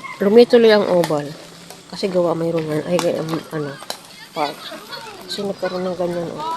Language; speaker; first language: Filipino; native; Filipino